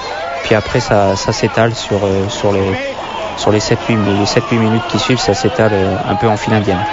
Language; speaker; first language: French; native; French